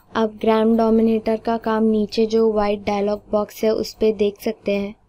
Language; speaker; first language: Hindi; non-native, local second language; Marathi